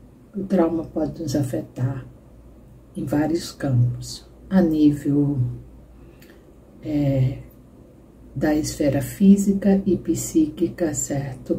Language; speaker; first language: Portuguese; native; Portuguese